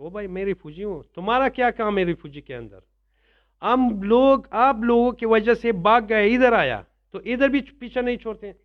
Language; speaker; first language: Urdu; non-native, learner; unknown